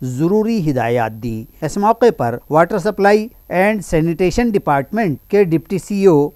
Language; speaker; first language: Hindi; non-native, local second language; Urdu